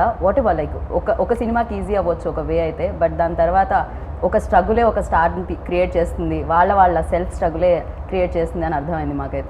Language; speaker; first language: Telugu; native; Telugu